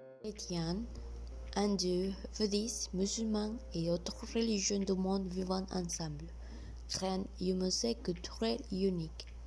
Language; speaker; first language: French; non-native, learner; Spanish